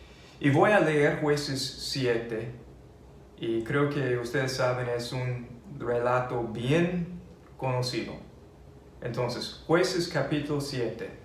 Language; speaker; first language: Spanish; non-native, fluent; English